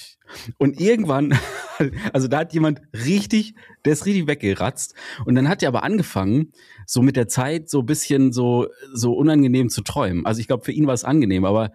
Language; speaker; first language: German; native; German